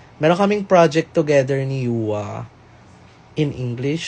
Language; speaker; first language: English; non-native, local second language; Filipino